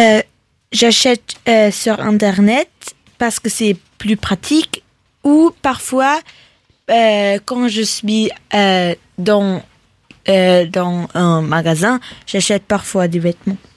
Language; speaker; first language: French; non-native, learner; German